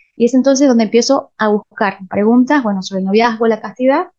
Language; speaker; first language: Spanish; native; Spanish